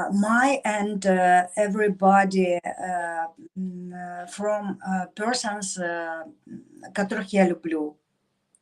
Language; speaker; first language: English; non-native, learner; Russian